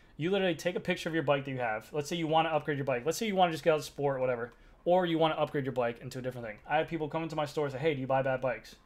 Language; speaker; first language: English; native; English